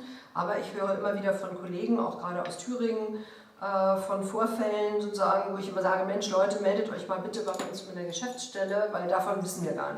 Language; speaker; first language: German; native; German